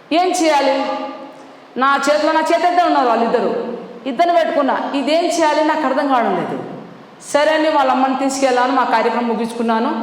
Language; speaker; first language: Telugu; non-native, local second language; Lambadi